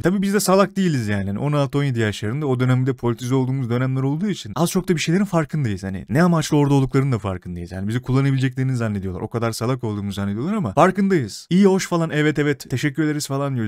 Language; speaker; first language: Turkish; native; Turkish